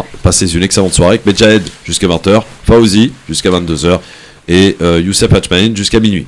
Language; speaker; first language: French; native; French